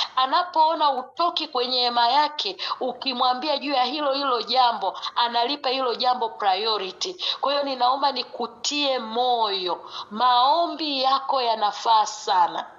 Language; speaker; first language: Swahili; native; Swahili